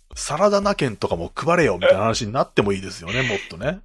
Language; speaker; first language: Japanese; native; Japanese